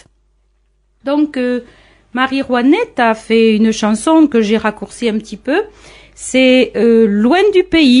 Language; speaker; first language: French; native; French